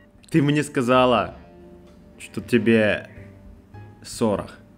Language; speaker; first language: Russian; non-native, learner; Indonesian